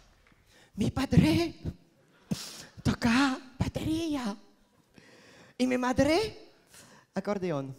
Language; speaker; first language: Spanish; non-native, learner; French